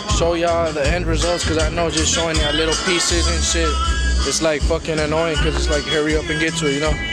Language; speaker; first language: English; early bilingual, other home language; Spanish